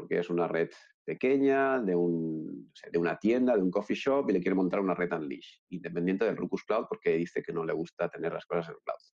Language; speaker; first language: Spanish; native; Spanish